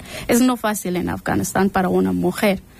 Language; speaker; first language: Spanish; non-native, learner; Persian